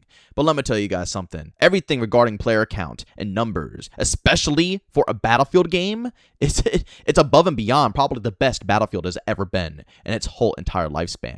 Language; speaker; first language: English; native; English